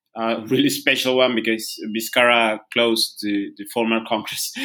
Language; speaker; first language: English; non-native, fluent; Spanish